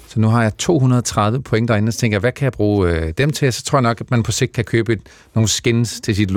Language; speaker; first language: Danish; native; Danish